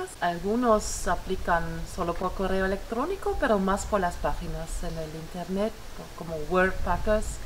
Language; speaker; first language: Spanish; non-native, fluent; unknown